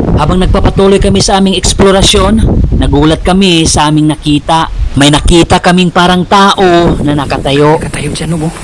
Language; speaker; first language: Filipino; non-native, local second language; Cebuano